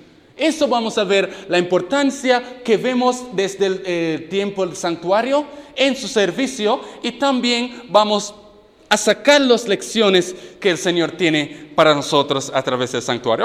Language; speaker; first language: Spanish; non-native, fluent; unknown